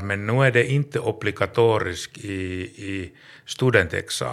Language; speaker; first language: Swedish; non-native, learner; Finnish